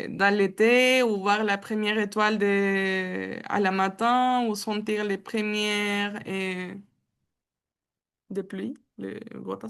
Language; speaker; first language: French; non-native, learner; Spanish